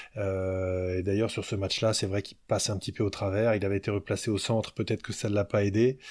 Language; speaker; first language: French; native; French